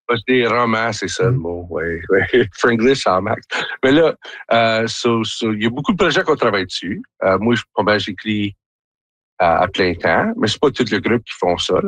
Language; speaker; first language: French; native; French